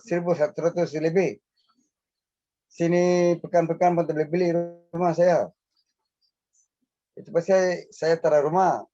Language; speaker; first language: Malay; non-native, local second language; Tamil